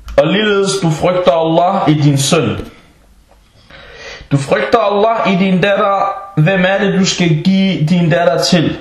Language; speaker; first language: Danish; non-native, local second language; Arabic